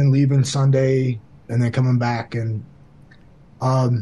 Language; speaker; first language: English; native; English